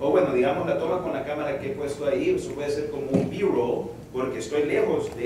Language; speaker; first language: Spanish; native; Spanish